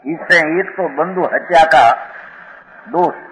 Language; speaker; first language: Hindi; non-native, local second language; Gujarati